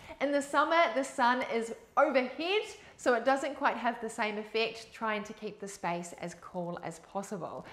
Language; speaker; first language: English; native; English